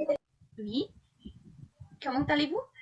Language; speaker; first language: French; non-native, learner; Indonesian